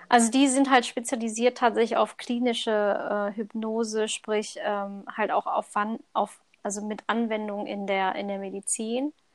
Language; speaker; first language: German; early bilingual, other home language; Thai